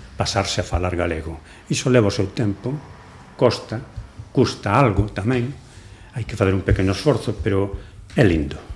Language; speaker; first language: Galician; non-native, local second language; Spanish